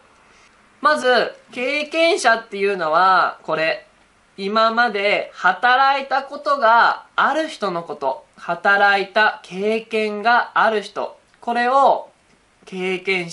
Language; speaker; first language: Japanese; native; Japanese